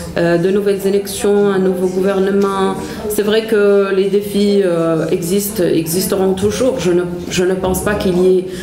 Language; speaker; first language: French; non-native, local second language; Arabic